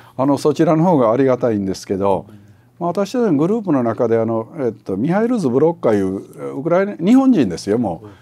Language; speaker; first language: Japanese; native; Japanese